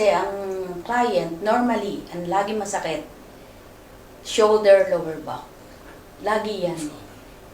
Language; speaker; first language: Filipino; native; Filipino